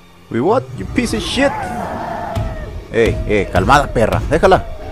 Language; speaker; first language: Spanish; native; Spanish